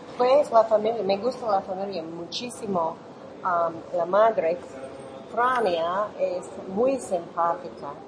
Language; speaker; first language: Spanish; non-native, fluent; English